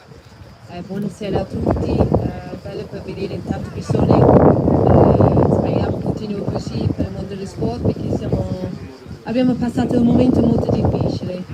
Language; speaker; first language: Italian; non-native, fluent; English